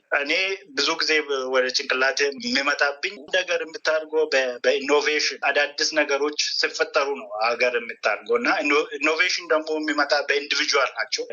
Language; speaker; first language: Amharic; non-native, local second language; Oromo